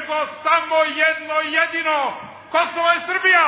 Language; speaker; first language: Serbian; native; Serbian